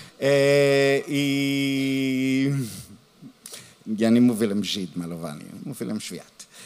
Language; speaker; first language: Polish; non-native, learner; Hebrew